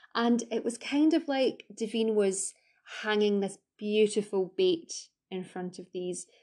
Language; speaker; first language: English; native; English